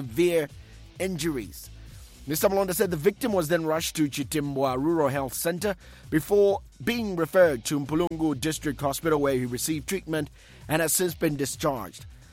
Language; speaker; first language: English; non-native, local second language; Bemba